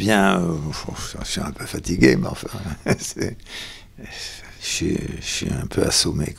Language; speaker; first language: French; native; French